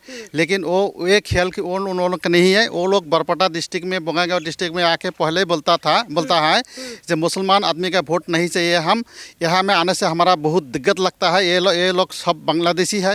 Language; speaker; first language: Hindi; non-native, local second language; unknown